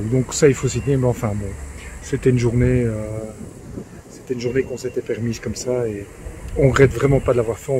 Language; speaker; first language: French; native; French